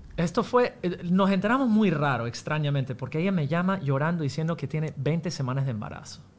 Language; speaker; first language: Spanish; non-native, fluent; English